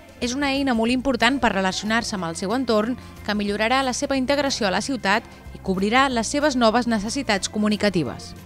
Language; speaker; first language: Catalan; native; Catalan